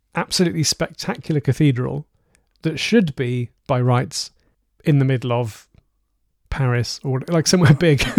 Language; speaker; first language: English; native; English